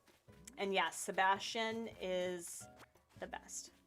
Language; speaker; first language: English; native; English